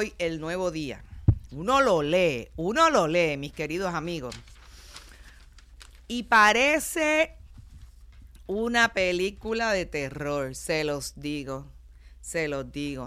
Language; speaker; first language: Spanish; native; Spanish